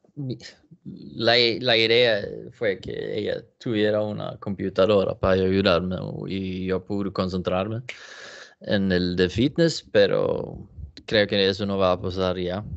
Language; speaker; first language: Spanish; non-native, learner; Swedish